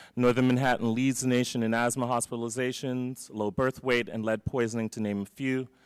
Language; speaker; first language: English; native; English